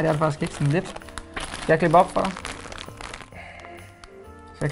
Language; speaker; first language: Danish; native; Danish